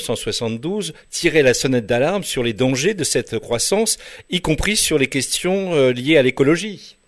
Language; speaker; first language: French; native; French